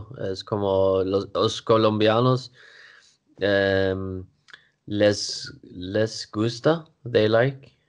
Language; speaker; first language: Portuguese; non-native, learner; Swedish